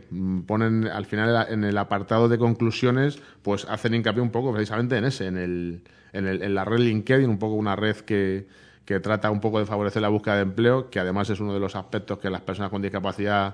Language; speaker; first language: Spanish; native; Spanish